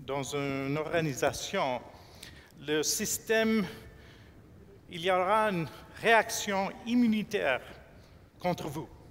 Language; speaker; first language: French; non-native, fluent; English